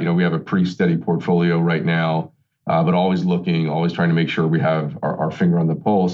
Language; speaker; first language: English; native; English